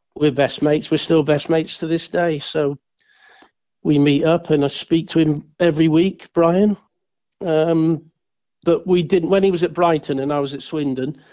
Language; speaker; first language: English; native; English